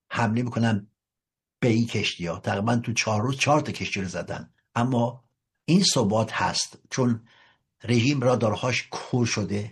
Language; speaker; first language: Persian; native; Persian